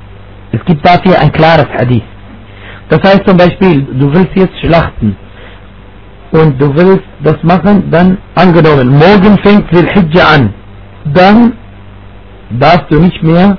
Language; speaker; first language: German; non-native, fluent; Arabic